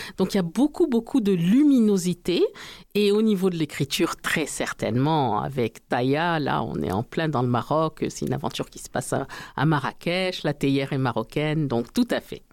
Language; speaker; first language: French; native; French